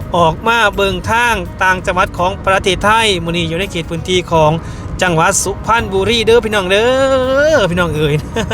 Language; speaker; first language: Thai; non-native, fluent; Lao